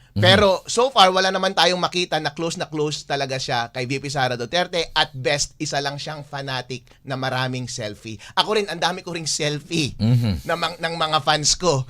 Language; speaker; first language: Filipino; non-native, local second language; Iloko